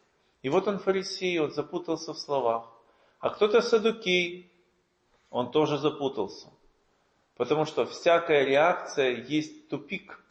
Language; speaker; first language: Russian; native; Russian